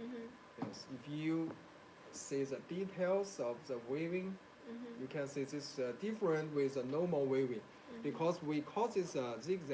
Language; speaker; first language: English; non-native, learner; Chinese